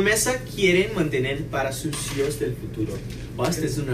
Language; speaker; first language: Spanish; non-native, fluent; Portuguese